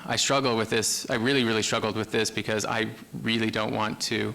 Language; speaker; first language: English; native; English